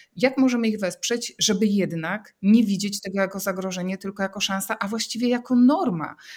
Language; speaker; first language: Polish; native; Polish